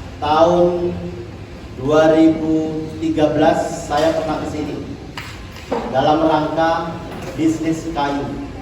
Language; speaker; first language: Indonesian; native; Indonesian